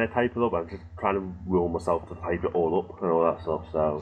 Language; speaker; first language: English; native; English